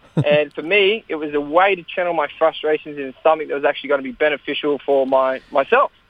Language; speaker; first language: English; native; English